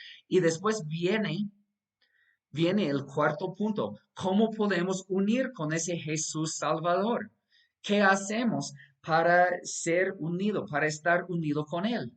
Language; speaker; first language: Spanish; non-native, fluent; English